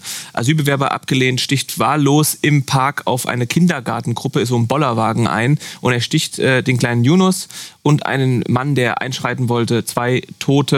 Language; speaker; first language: German; native; German